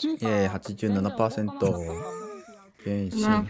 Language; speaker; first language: Japanese; native; Japanese